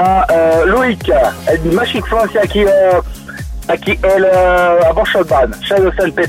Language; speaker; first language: Hungarian; non-native, learner; French